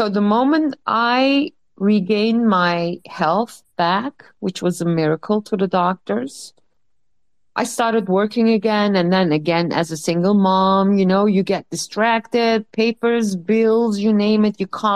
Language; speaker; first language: English; non-native, fluent; Dutch